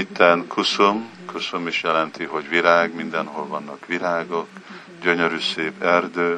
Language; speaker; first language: Hungarian; early bilingual, heritage; Hungarian